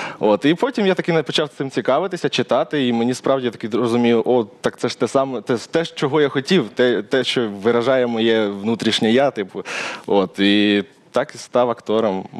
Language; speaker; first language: Ukrainian; native; Ukrainian